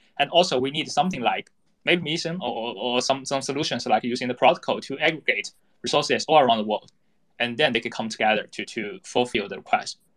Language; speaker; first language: English; non-native, fluent; Chinese